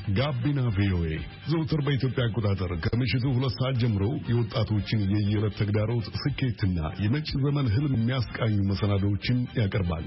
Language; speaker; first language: Amharic; native; Amharic